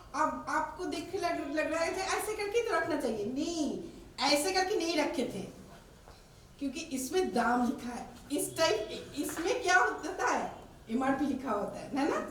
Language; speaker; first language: Hindi; non-native, local second language; Bangla